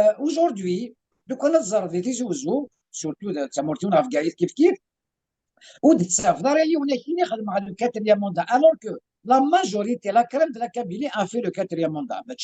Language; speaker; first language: French; non-native, local second language; Kabyle